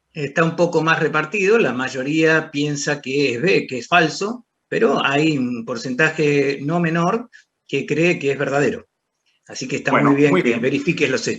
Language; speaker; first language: Spanish; native; Spanish